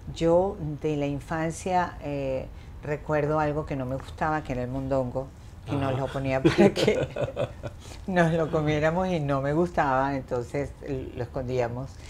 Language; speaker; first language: Spanish; native; Spanish